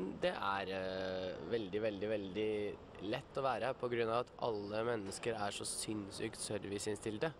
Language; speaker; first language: Norwegian; early bilingual, other home language; Russian